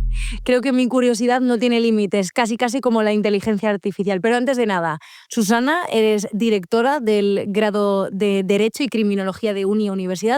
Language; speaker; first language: Spanish; native; Spanish